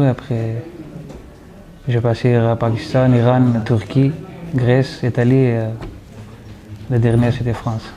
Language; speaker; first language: French; non-native, learner; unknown